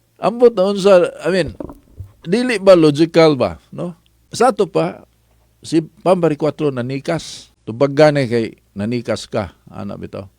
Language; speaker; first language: Cebuano; native; Cebuano